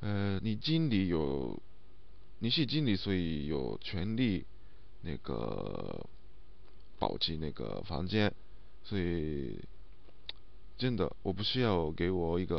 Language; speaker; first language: Chinese; non-native, learner; Japanese